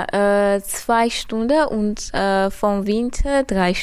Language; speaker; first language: German; non-native, learner; Armenian